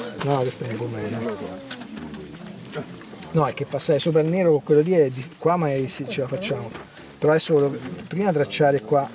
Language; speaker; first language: Italian; native; Italian